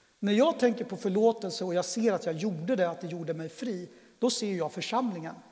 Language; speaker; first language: Swedish; native; Swedish